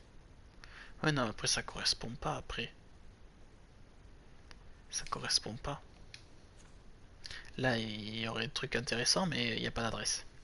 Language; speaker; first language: French; native; French